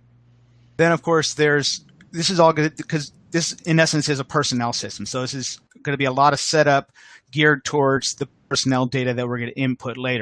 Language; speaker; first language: English; native; English